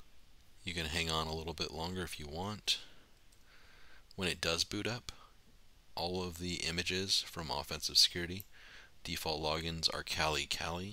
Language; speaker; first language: English; native; English